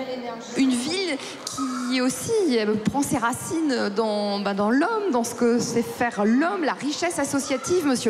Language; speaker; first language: French; native; French